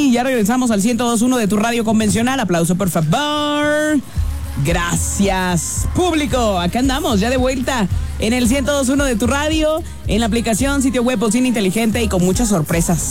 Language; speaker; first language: Spanish; native; Spanish